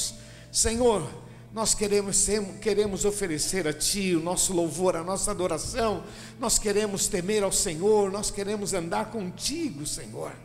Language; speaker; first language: Portuguese; native; Portuguese